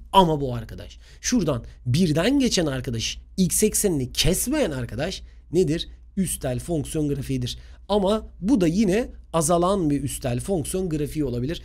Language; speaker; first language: Turkish; native; Turkish